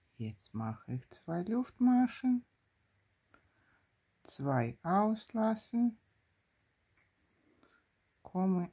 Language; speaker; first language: German; non-native, fluent; Russian